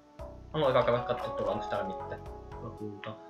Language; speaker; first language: Finnish; native; Finnish